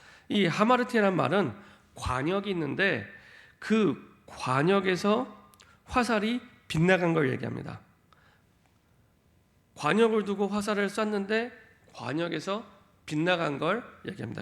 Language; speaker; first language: Korean; native; Korean